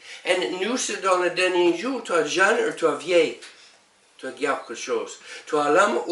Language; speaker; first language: French; non-native, learner; English